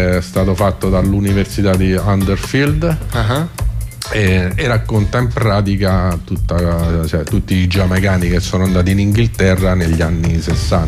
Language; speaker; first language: Italian; native; Italian